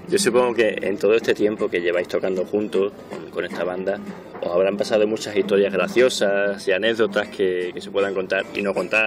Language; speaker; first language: Spanish; native; Spanish